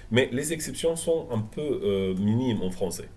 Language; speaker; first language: French; non-native, fluent; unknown